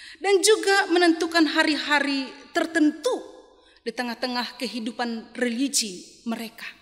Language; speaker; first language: Indonesian; non-native, local second language; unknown